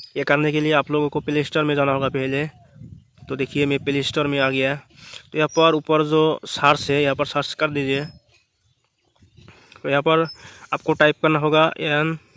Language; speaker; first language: Hindi; non-native, local second language; Bangla